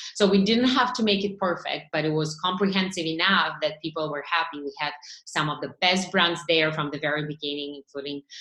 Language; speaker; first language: English; non-native, fluent; Bulgarian